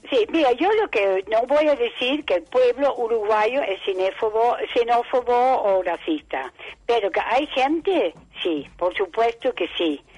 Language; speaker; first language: Spanish; non-native, fluent; Dutch